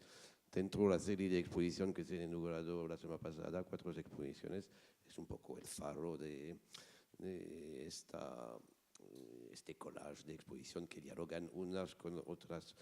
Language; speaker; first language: Spanish; non-native, fluent; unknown